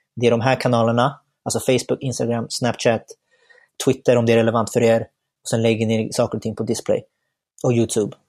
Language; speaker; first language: Swedish; early bilingual, other home language; Bangla